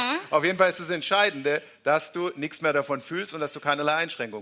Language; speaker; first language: German; native; German